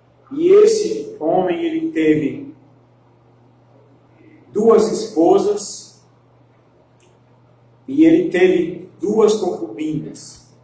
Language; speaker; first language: Portuguese; native; Portuguese